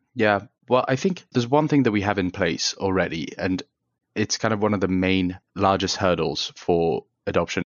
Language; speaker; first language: English; native; English